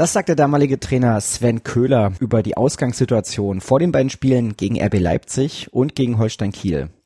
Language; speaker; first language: German; native; German